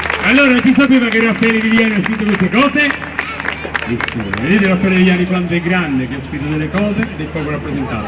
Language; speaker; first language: Italian; native; Italian